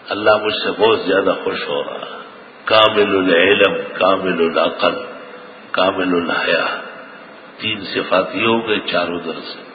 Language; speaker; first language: Urdu; non-native, local second language; Pashto